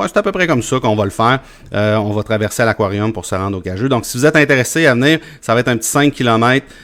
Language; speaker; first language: French; native; French